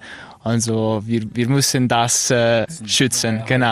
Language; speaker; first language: German; non-native, local second language; Italian